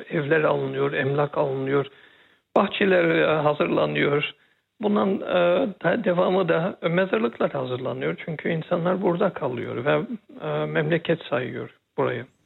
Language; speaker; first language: Turkish; early bilingual, heritage; Turkish